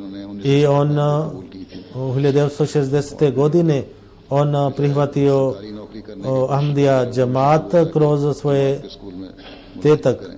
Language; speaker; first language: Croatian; non-native, fluent; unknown